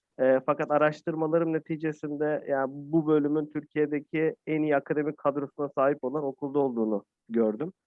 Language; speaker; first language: Turkish; native; Turkish